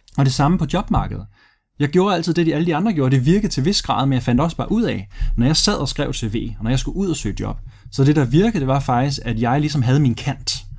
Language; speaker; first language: Danish; early bilingual, other home language; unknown